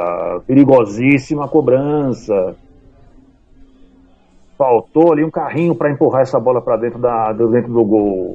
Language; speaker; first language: Portuguese; native; Portuguese